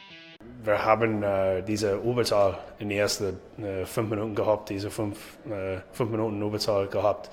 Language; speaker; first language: German; non-native, learner; English